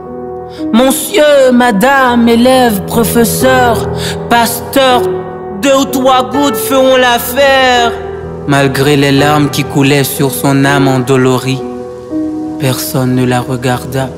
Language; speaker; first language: French; non-native, local second language; Haitian Creole